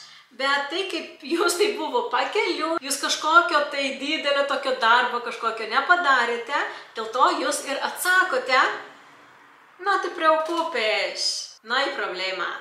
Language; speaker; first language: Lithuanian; non-native, local second language; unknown